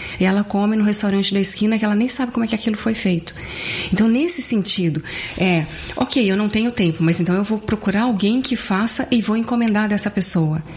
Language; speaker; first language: Portuguese; native; Portuguese